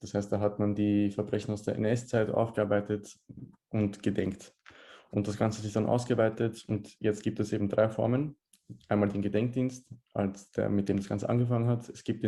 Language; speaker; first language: German; early bilingual, other home language; Bosnian